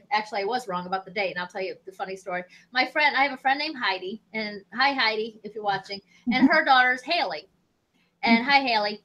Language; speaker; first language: English; native; English